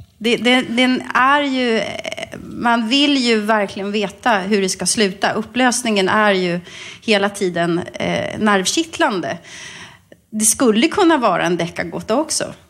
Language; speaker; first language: Swedish; native; Swedish